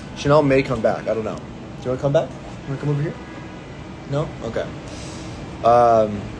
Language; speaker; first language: English; native; English